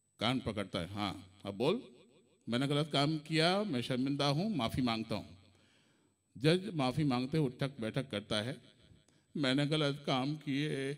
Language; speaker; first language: Hindi; native; Hindi